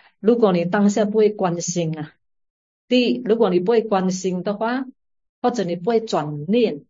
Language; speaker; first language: Chinese; native; Chinese